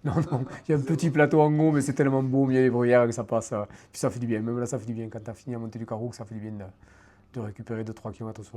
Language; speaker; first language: French; native; French